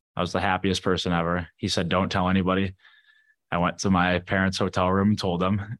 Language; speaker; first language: English; native; English